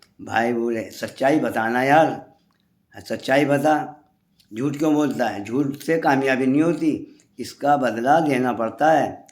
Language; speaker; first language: Urdu; native; Urdu